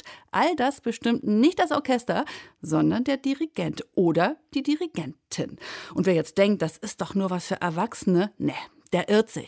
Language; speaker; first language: German; native; German